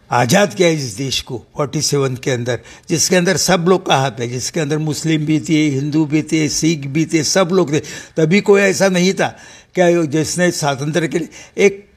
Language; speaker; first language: Hindi; non-native, local second language; Marathi